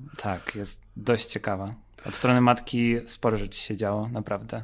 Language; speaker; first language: Polish; non-native, fluent; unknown